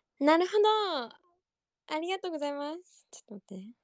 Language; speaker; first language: Japanese; native; Japanese